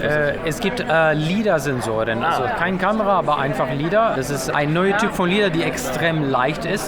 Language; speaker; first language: German; non-native, fluent; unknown